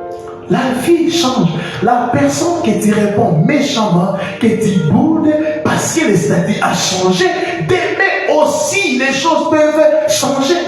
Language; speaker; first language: French; non-native, local second language; Lingala